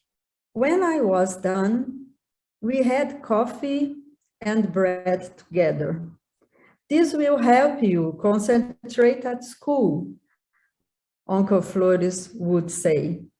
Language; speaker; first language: English; non-native, learner; Portuguese